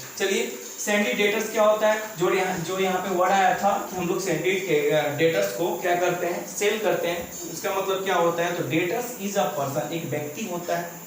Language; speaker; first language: Hindi; native; Hindi